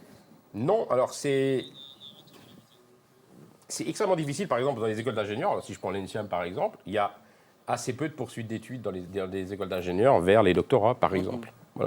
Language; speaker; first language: French; native; French